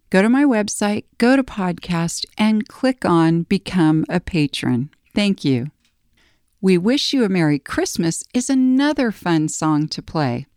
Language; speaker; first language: English; native; English